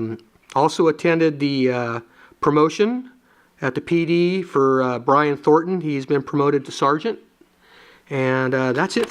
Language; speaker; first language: English; native; English